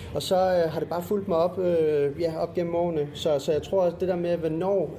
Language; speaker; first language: Danish; native; Danish